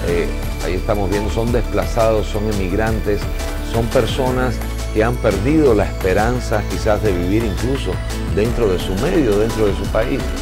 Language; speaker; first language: Spanish; native; Spanish